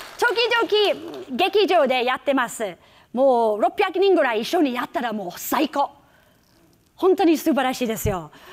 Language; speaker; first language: Japanese; non-native, fluent; English